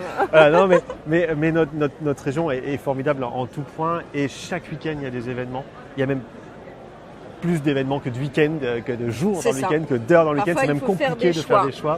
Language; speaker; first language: French; native; French